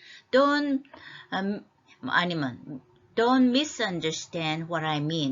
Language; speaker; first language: English; non-native, fluent; Korean